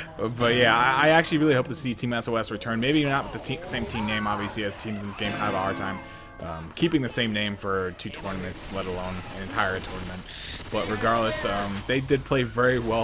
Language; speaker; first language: English; native; English